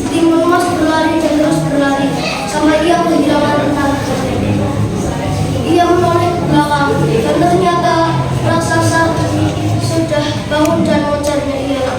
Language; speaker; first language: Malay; non-native, local second language; Javanese